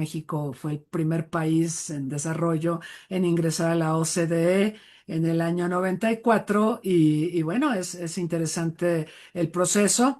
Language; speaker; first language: Spanish; native; Spanish